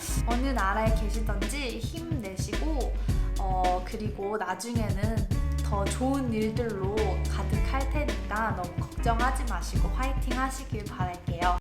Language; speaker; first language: Korean; native; Korean